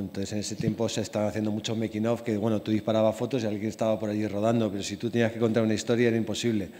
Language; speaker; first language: Spanish; native; Spanish